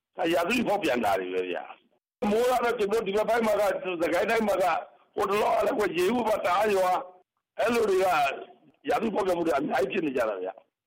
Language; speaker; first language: Burmese; native; Burmese